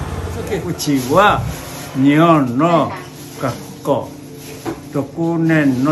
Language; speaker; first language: Japanese; non-native, local second language; Chinese